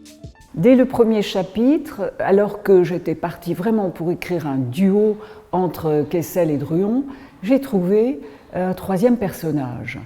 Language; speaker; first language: French; native; French